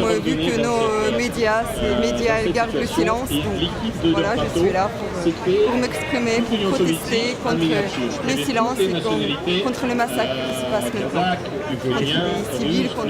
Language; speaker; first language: French; non-native, fluent; Russian